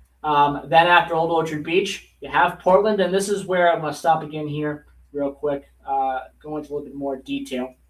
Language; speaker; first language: English; native; English